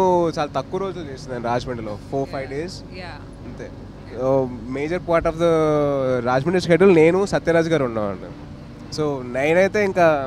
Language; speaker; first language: Telugu; native; Telugu